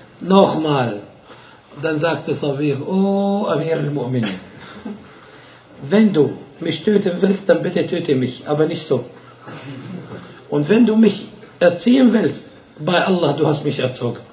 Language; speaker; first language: German; non-native, fluent; Arabic